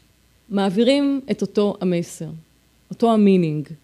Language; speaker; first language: Hebrew; native; Hebrew